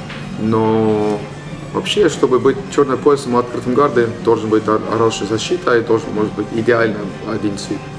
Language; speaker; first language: Russian; non-native, learner; Estonian